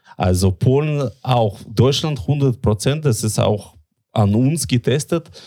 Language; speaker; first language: German; non-native, fluent; Russian